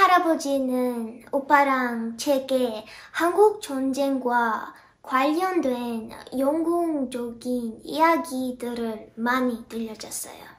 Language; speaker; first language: Korean; non-native, learner; English